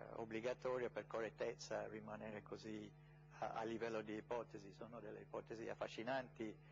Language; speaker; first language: Italian; non-native, fluent; English